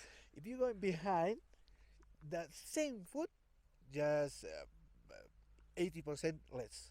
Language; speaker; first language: English; non-native, learner; Spanish